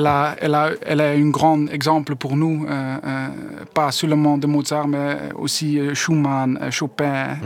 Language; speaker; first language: French; non-native, learner; Dutch